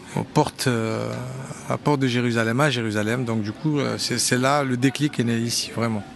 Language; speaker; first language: French; native; French